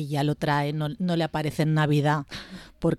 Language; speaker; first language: Spanish; native; Spanish